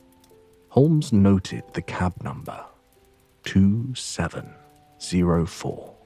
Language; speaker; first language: English; native; English